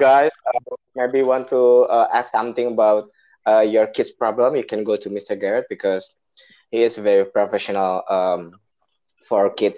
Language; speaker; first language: English; non-native, learner; Indonesian